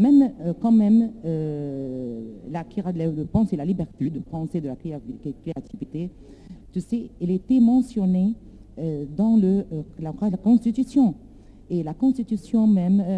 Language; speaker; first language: French; non-native, learner; Arabic